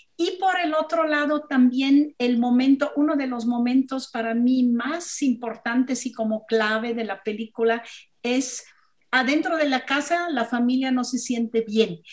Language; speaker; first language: Spanish; non-native, fluent; German